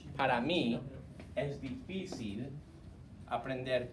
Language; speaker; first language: Spanish; non-native, fluent; English